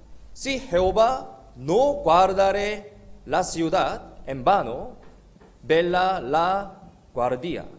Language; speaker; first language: Spanish; non-native, fluent; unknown